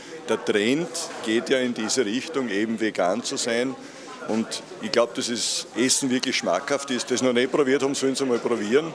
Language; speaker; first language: German; native; German